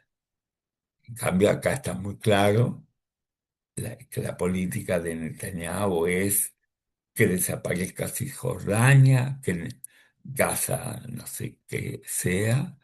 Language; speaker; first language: Spanish; early bilingual, other home language; Russian